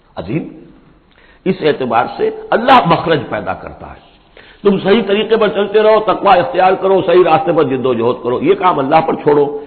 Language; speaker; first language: Urdu; native; Urdu